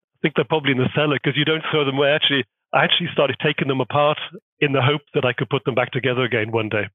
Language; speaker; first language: English; native; English